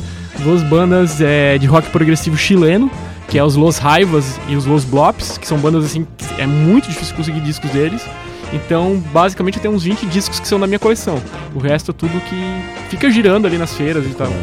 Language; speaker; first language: Portuguese; native; Portuguese